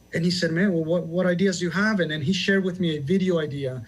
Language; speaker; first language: English; early bilingual, other home language; Spanish